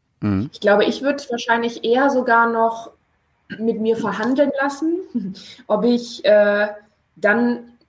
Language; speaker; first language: German; native; German